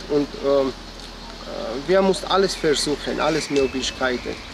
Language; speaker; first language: German; non-native, learner; Georgian